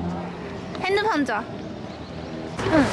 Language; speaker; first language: Korean; non-native, fluent; Chinese